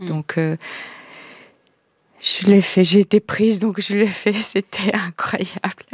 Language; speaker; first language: French; non-native, fluent; Korean